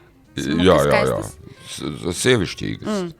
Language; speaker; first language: Latvian; native; Latvian